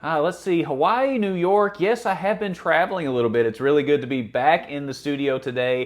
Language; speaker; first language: English; native; English